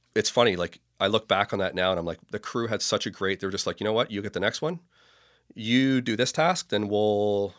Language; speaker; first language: English; native; English